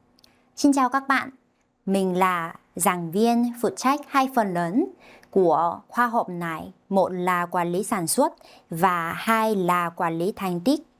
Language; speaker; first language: Vietnamese; non-native, fluent; Korean